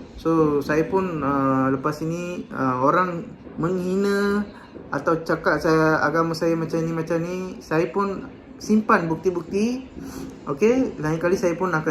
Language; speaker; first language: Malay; non-native, local second language; Tamil